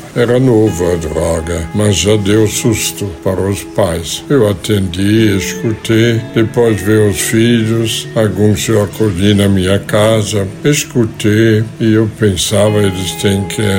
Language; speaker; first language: Portuguese; non-native, fluent; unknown